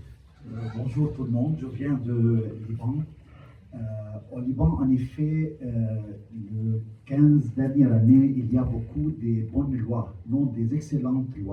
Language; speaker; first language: French; non-native, local second language; Arabic